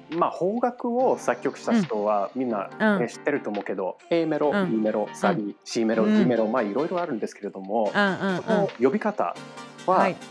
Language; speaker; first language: Japanese; non-native, fluent; English